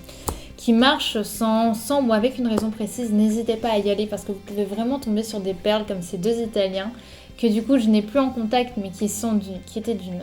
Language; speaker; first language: French; native; French